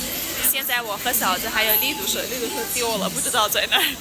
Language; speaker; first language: Chinese; non-native, fluent; Armenian